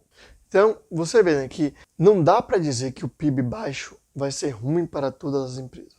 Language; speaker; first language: Portuguese; native; Portuguese